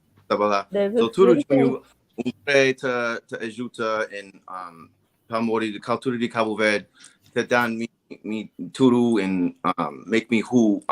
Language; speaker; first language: Portuguese; non-native, learner; English